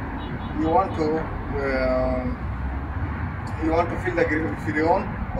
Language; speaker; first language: English; non-native, learner; Bangla